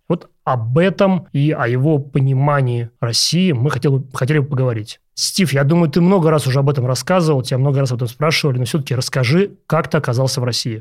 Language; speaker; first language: Russian; native; Russian